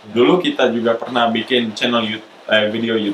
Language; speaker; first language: Indonesian; non-native, local second language; English